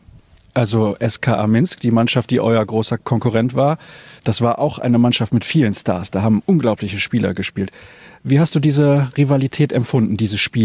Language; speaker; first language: German; native; German